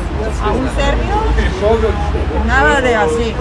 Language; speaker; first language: Spanish; non-native, fluent; Serbian